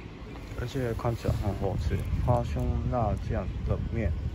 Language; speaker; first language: Chinese; non-native, fluent; Japanese